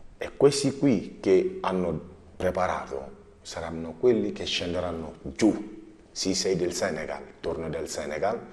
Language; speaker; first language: Italian; non-native, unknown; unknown